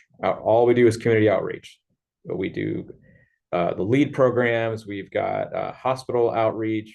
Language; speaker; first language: English; native; English